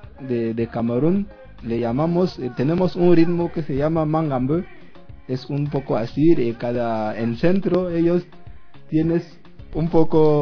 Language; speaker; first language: Spanish; non-native, learner; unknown